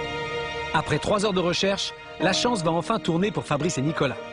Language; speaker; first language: French; native; French